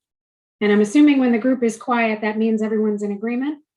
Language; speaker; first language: English; native; English